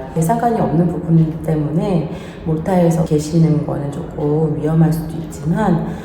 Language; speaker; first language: Korean; native; Korean